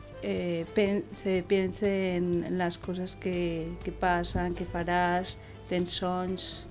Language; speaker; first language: Catalan; non-native, learner; Spanish